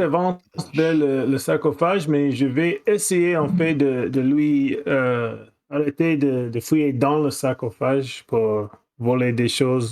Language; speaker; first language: French; non-native, fluent; English